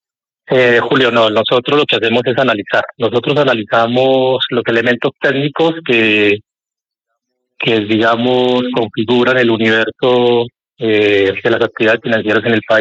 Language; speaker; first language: Spanish; native; Spanish